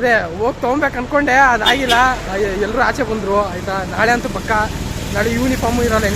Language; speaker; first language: Kannada; native; Kannada